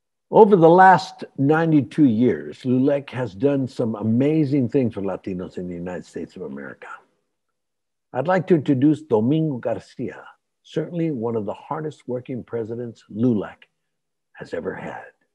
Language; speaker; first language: English; native; English